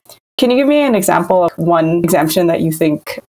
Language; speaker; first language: English; non-native, local second language; Filipino